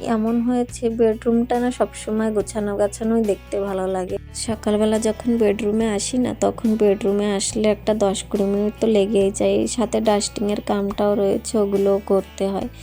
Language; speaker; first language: Bangla; non-native, local second language; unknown